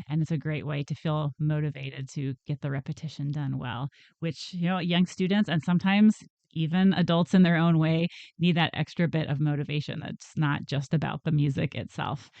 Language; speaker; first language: English; native; English